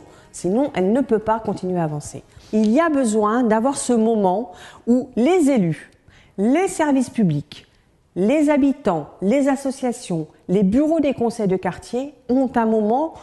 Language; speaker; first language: French; native; French